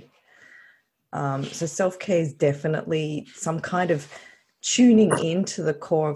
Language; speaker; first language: English; native; English